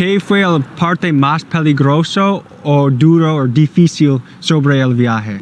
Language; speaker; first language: Spanish; non-native, learner; English